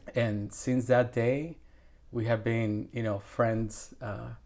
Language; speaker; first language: English; non-native, fluent; Spanish